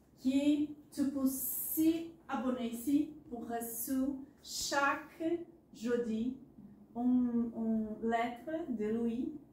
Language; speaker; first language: French; non-native, learner; Portuguese